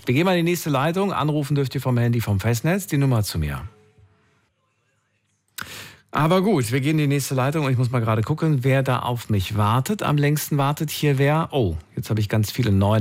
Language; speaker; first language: German; native; German